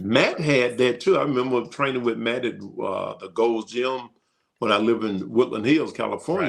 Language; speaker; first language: English; native; English